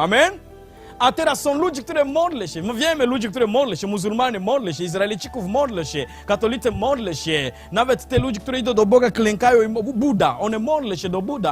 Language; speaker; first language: Polish; non-native, learner; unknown